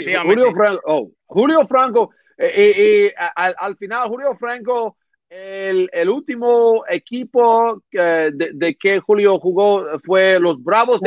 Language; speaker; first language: Spanish; non-native, learner; English